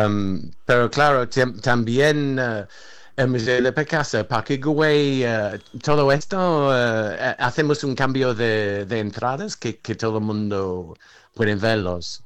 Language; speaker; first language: Spanish; non-native, fluent; English